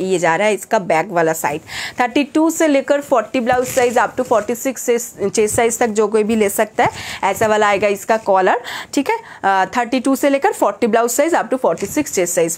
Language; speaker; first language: Hindi; non-native, local second language; Bangla